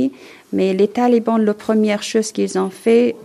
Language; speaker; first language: French; non-native, learner; Persian